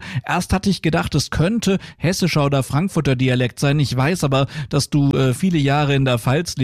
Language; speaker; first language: German; native; German